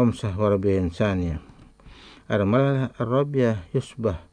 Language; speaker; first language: Arabic; non-native, fluent; Indonesian